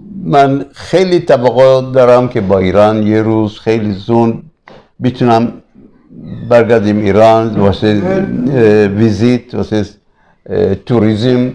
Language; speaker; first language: Persian; early bilingual, other home language; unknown